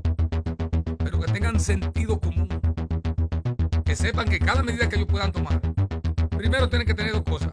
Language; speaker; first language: Spanish; native; Spanish